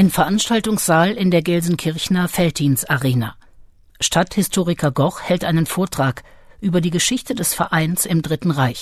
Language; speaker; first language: German; native; German